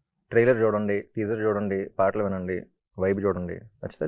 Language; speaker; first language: Telugu; native; Telugu